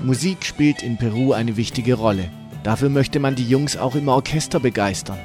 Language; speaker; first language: German; native; German